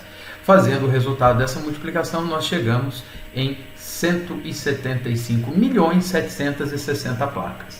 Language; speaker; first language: Portuguese; native; Portuguese